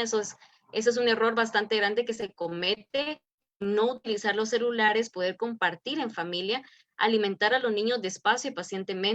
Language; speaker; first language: Spanish; native; Spanish